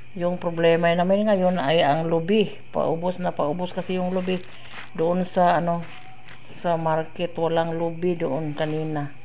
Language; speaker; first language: Filipino; non-native, local second language; Cebuano